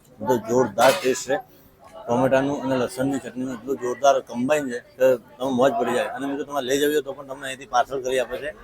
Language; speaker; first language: Gujarati; native; Gujarati